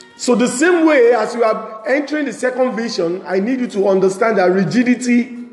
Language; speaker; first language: English; non-native, local second language; Yoruba